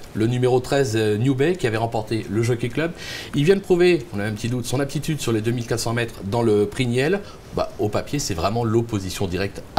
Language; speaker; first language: French; native; French